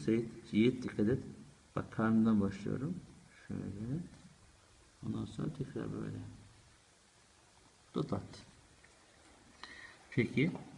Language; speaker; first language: Turkish; native; Turkish